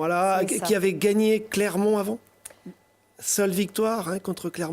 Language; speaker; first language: French; native; French